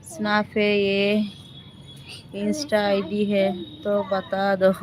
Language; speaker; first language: Hindi; non-native, local second language; Bangla